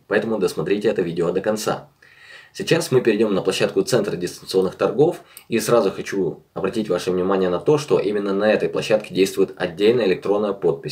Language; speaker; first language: Russian; native; Russian